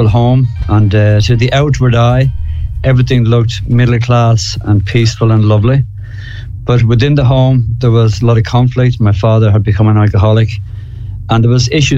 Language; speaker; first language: English; native; English